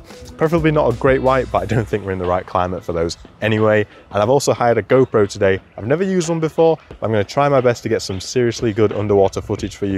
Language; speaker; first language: English; native; English